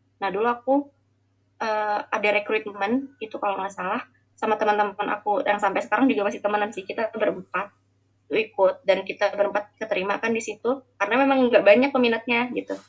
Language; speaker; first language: Indonesian; native; Indonesian